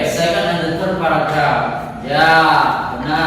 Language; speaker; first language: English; non-native, learner; Indonesian